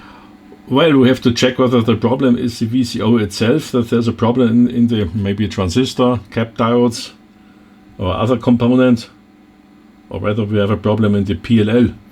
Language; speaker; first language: English; non-native, fluent; German